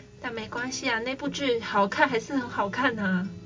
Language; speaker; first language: Chinese; native; Chinese